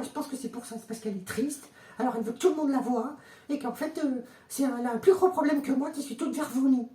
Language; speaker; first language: French; native; French